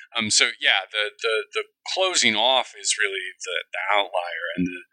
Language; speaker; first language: English; native; English